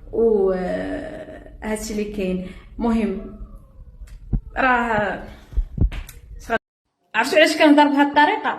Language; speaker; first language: Arabic; native; Arabic